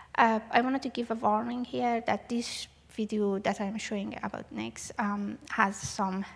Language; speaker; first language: English; non-native, learner; Persian